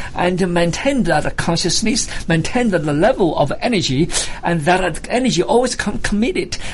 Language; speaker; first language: English; non-native, fluent; Chinese